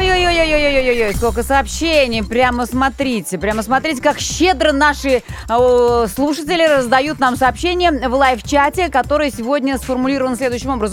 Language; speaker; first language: Russian; native; Russian